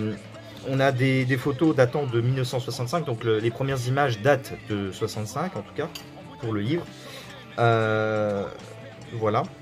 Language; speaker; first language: French; native; French